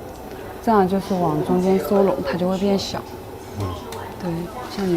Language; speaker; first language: Chinese; native; Chinese